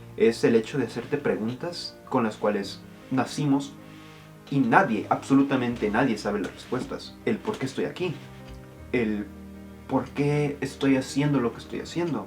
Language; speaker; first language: Spanish; early bilingual, heritage; Spanish